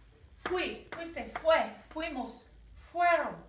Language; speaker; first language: Spanish; non-native, fluent; English